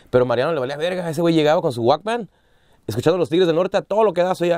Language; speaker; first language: Spanish; early bilingual, heritage; Spanish